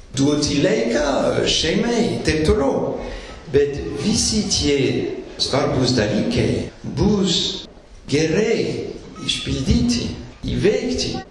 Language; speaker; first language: Lithuanian; non-native, fluent; French